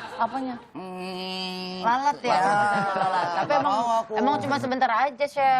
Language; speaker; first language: Indonesian; native; Indonesian